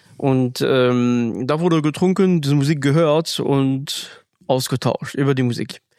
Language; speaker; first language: German; non-native, fluent; French